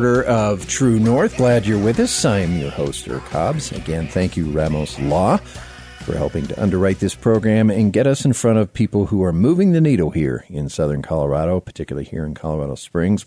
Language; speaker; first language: English; native; English